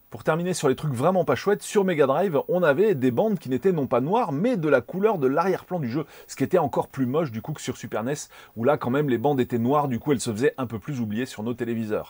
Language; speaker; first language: French; native; French